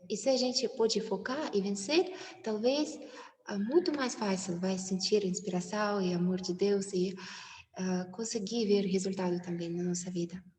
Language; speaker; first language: Portuguese; non-native, learner; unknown